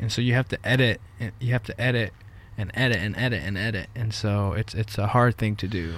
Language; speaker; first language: English; native; English